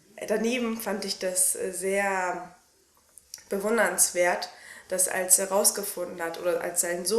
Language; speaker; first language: German; native; German